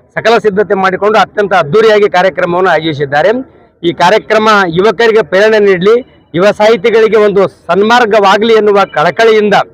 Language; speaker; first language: Kannada; native; Kannada